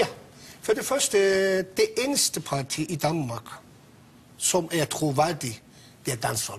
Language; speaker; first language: Danish; non-native, fluent; Persian